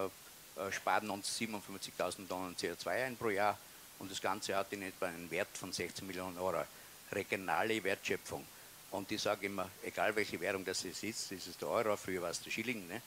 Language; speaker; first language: German; native; German